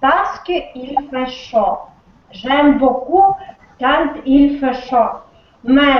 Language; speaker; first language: French; non-native, learner; Russian